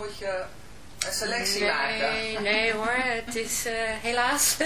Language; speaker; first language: Dutch; non-native, fluent; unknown